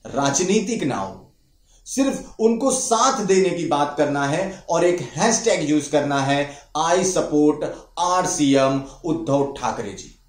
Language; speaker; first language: Hindi; non-native, local second language; Marathi